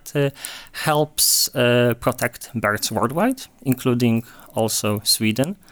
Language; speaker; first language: English; non-native, fluent; Polish